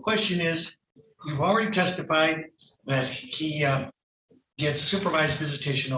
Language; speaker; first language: English; native; English